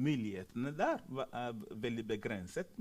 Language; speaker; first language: Norwegian; non-native, fluent; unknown